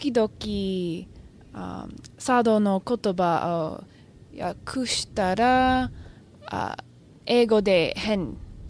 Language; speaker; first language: Japanese; non-native, learner; English